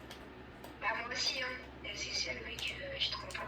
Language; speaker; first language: French; native; French